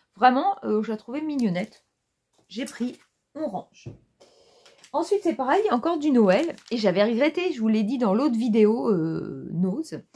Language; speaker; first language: French; native; French